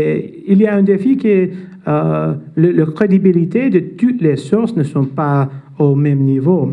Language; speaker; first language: French; non-native, fluent; English